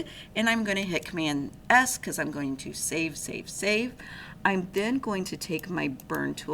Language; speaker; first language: English; native; English